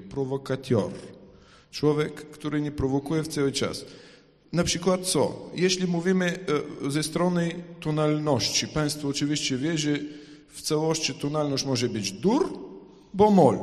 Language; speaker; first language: Polish; non-native, fluent; Ukrainian